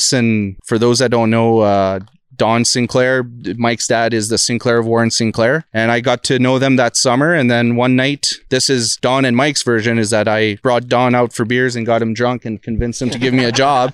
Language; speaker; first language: English; non-native, fluent; French